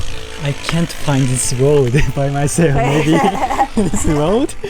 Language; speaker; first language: English; non-native, learner; Japanese